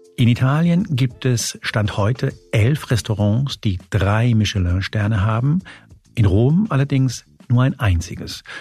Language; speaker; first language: German; early bilingual, other home language; Spanish